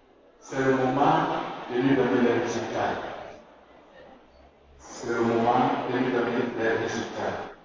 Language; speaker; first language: French; non-native, learner; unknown